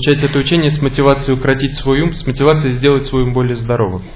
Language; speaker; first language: Russian; native; Russian